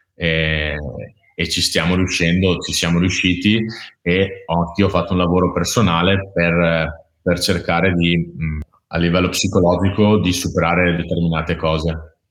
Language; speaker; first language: Italian; native; Italian